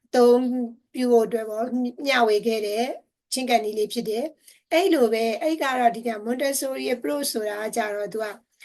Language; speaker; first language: Burmese; native; Burmese